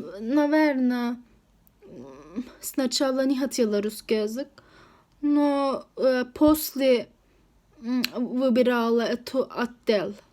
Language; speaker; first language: Russian; non-native, learner; Turkish